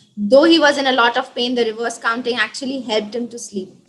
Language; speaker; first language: English; non-native, local second language; Hindi